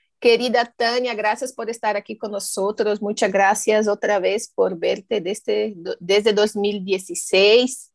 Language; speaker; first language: Spanish; non-native, fluent; Portuguese